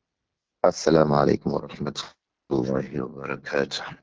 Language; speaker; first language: Arabic; non-native, fluent; Yoruba